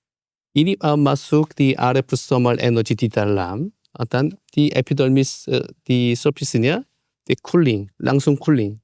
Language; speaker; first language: Indonesian; non-native, learner; Korean